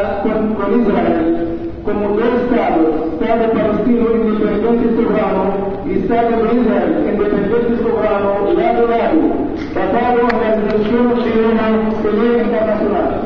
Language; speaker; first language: Spanish; non-native, learner; Arabic